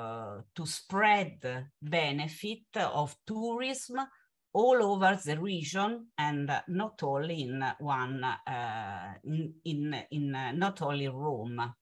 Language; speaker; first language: English; non-native, fluent; Italian